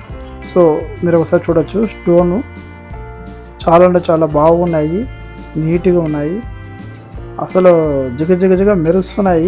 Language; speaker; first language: Telugu; native; Telugu